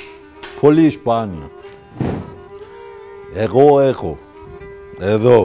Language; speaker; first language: Greek; non-native, learner; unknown